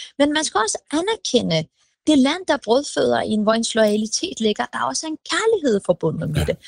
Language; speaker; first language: Danish; early bilingual, other home language; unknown